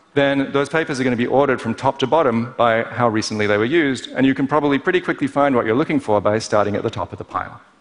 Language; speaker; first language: English; native; English